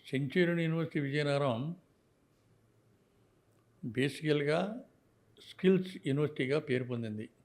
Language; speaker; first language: Telugu; native; Telugu